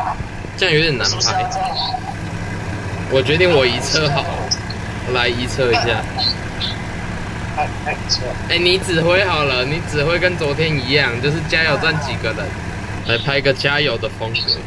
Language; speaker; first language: Chinese; native; Chinese